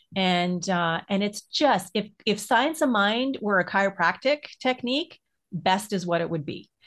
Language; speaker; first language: English; native; English